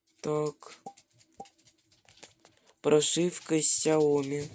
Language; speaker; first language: Ukrainian; non-native, local second language; Russian